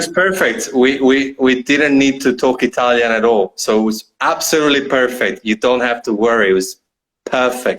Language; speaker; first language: English; non-native, fluent; Italian